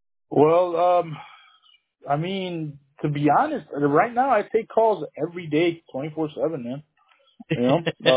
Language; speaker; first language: English; early bilingual, other home language; Spanish